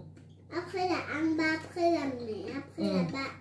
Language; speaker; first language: Vietnamese; early bilingual, heritage; Vietnamese